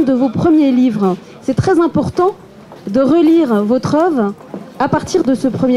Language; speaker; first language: French; native; French